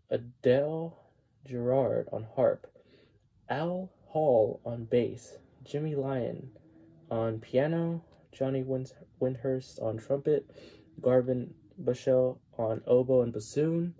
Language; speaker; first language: English; native; English